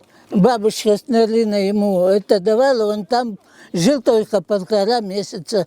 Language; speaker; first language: Russian; native; Russian